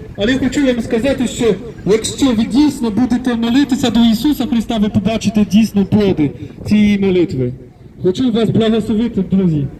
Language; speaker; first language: Ukrainian; non-native, fluent; French